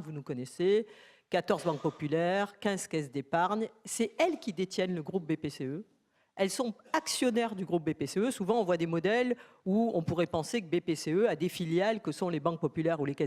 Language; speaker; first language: French; native; French